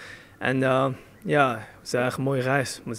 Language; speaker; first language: Dutch; early bilingual, other home language; Chinese